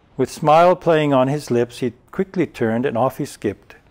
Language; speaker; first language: English; native; English